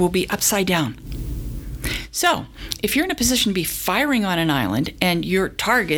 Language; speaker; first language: English; native; English